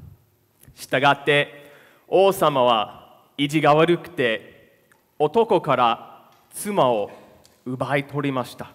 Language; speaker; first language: Japanese; non-native, fluent; English